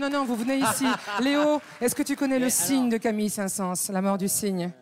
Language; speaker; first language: French; native; French